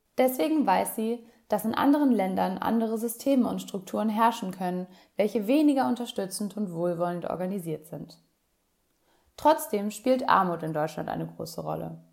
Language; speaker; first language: German; native; German